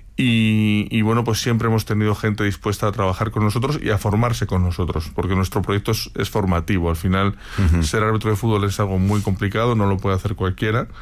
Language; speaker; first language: Spanish; native; Spanish